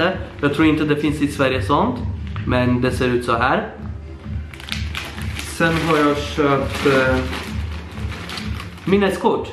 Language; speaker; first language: Swedish; early bilingual, other home language; Polish